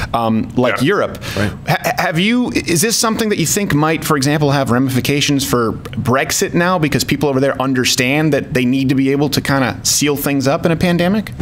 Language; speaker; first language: English; native; English